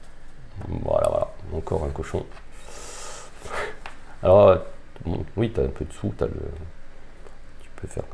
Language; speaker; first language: French; native; French